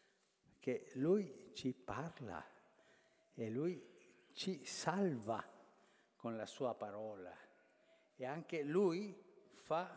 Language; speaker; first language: Italian; non-native, fluent; Spanish